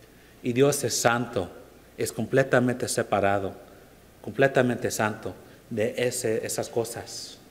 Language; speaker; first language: Spanish; non-native, fluent; English